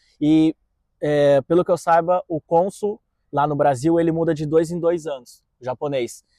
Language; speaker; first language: Portuguese; native; Portuguese